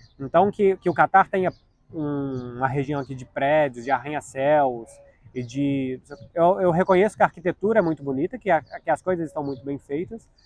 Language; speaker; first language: Portuguese; native; Portuguese